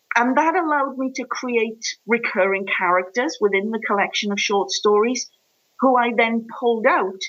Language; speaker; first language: English; native; English